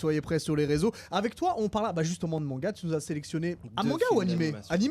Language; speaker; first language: French; native; French